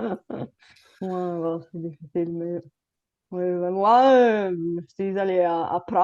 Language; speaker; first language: French; non-native, fluent; Bulgarian